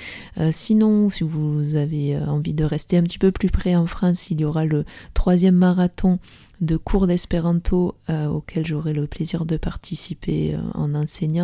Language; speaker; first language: French; native; French